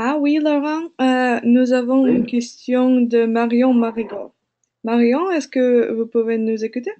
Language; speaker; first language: French; non-native, fluent; English